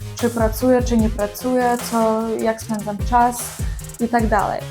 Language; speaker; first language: Polish; non-native, learner; Ukrainian